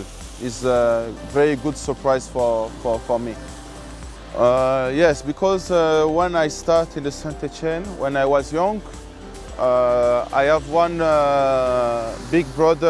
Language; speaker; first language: English; non-native, learner; French